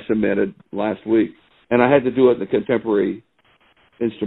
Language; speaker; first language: English; native; English